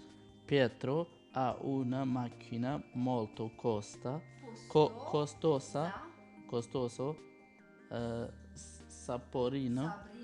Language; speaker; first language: Italian; non-native, learner; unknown